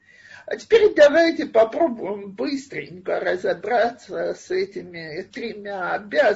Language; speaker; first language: Russian; native; Russian